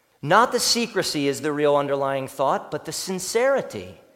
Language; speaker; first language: English; native; English